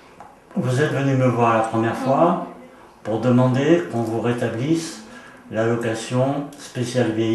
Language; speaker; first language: French; native; French